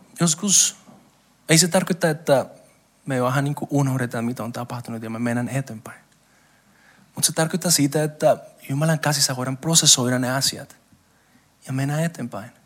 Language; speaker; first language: Finnish; non-native, fluent; Spanish